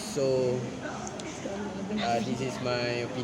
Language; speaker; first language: English; non-native, learner; Malay